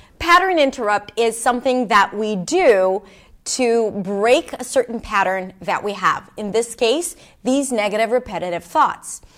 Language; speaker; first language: English; non-native, fluent; Hebrew